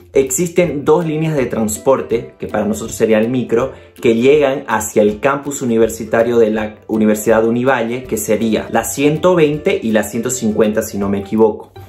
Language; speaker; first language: Spanish; native; Spanish